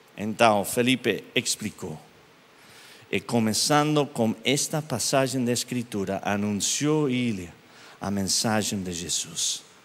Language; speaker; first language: Portuguese; non-native, learner; English